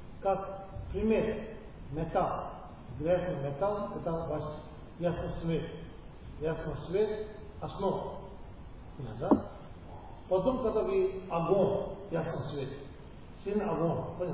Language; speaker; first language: Russian; non-native, learner; Tibetan